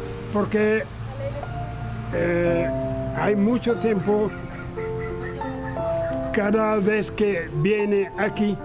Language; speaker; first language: Spanish; non-native, learner; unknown